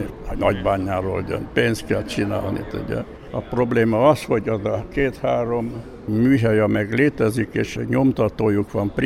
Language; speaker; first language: Hungarian; native; Hungarian